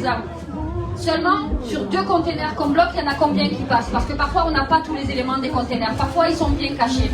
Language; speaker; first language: French; native; French